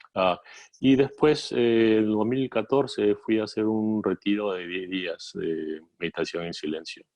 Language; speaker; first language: Spanish; native; Spanish